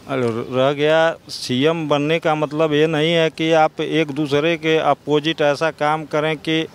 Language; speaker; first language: Hindi; native; Hindi